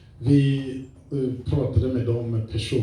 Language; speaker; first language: Swedish; non-native, fluent; French